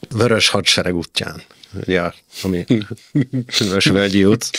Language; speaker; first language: Hungarian; early bilingual, other home language; Italian